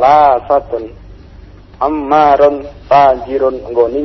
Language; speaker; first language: Arabic; non-native, learner; Indonesian